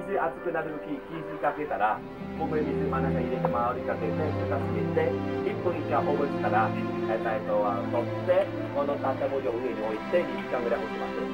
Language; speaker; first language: Japanese; non-native, learner; Vietnamese